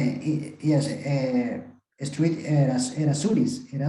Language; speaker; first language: English; non-native, learner; Spanish